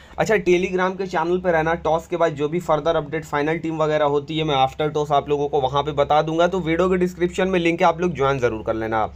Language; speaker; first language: Hindi; native; Hindi